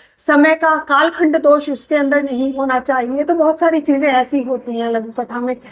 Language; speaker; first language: Hindi; native; Hindi